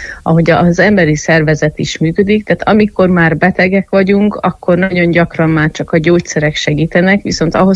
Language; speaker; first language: Hungarian; native; Hungarian